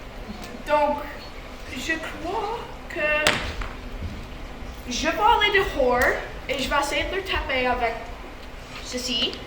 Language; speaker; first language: French; non-native, local second language; English